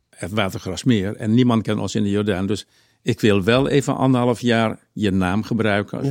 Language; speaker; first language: Dutch; non-native, fluent; Indonesian